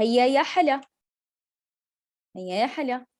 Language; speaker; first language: Arabic; native; Arabic